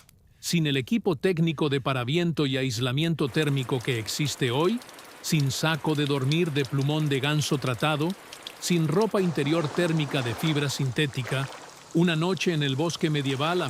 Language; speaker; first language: Spanish; native; Spanish